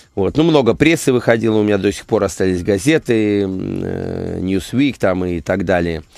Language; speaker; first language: Russian; native; Russian